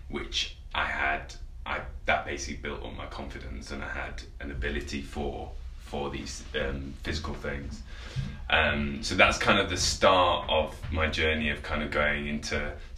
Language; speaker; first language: English; native; English